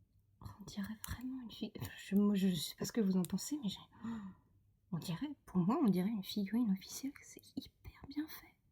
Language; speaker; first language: French; native; French